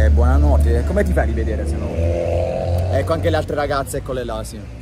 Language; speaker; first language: Italian; native; Italian